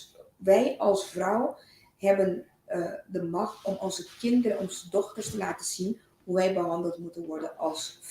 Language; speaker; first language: Dutch; non-native, local second language; Papiamento